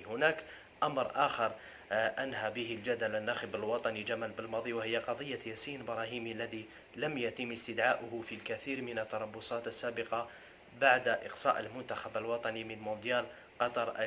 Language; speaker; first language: Arabic; native; Arabic